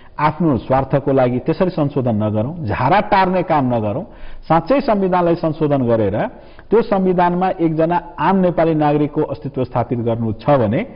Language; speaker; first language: Nepali; non-native, local second language; Maithili